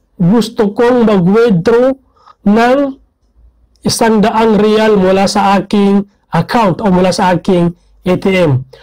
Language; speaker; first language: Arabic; non-native, fluent; Maguindanaon